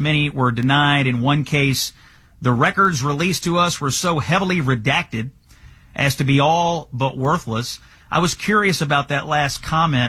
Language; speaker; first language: English; native; English